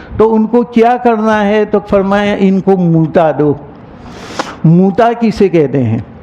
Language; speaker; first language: Urdu; non-native, local second language; Gujarati